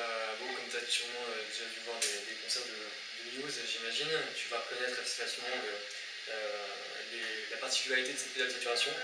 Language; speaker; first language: French; native; French